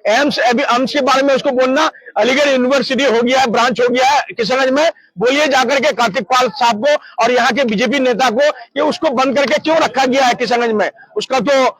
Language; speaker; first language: Hindi; non-native, local second language; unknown